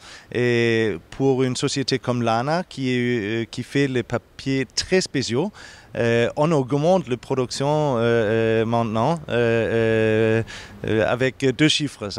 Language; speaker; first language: French; non-native, fluent; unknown